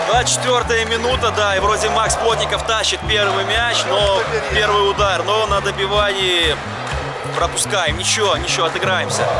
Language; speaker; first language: Russian; native; Russian